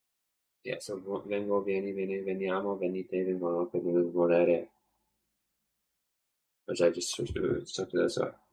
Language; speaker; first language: Italian; non-native, learner; English